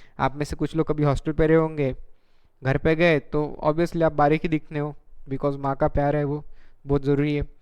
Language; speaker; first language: Hindi; non-native, local second language; Marathi